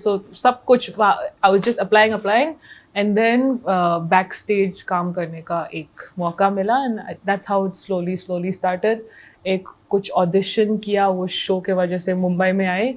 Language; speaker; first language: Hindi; non-native, local second language; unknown